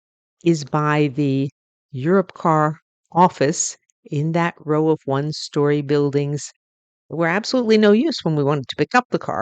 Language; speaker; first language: English; native; English